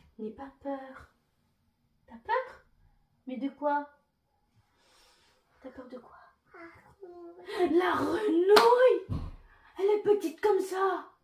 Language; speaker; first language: French; native; French